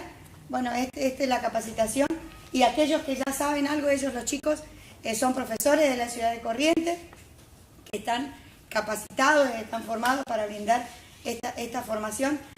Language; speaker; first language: Spanish; native; Spanish